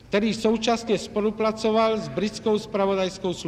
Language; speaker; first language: Czech; native; Czech